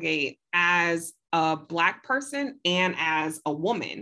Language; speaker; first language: English; native; English